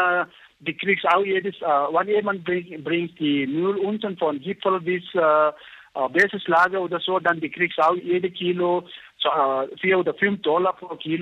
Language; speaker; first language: German; non-native, learner; Nepali